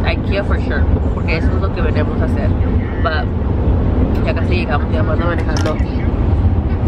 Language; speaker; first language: Spanish; early bilingual, heritage; Spanish